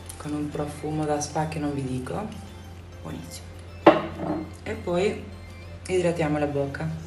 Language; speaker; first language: Italian; non-native, fluent; Spanish